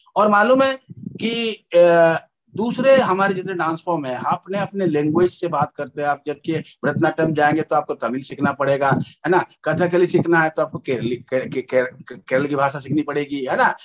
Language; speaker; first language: Hindi; native; Hindi